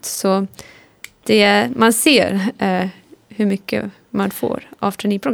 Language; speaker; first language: Swedish; non-native, fluent; German